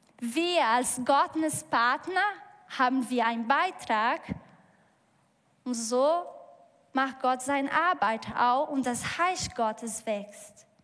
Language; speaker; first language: German; non-native, learner; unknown